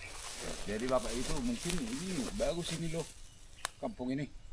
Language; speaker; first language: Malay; non-native, local second language; Batak Toba